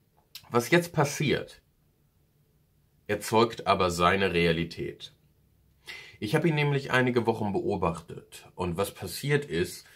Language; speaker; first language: German; native; German